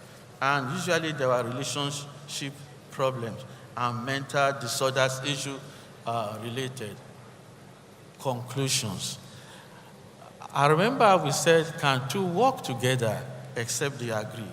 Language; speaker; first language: English; non-native, local second language; Yoruba